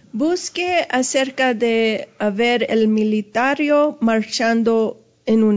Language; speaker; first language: Spanish; early bilingual, heritage; Spanish